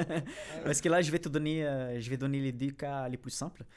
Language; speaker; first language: French; non-native, fluent; Portuguese